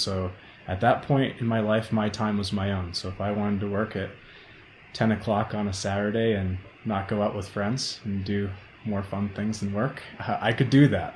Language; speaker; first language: English; native; English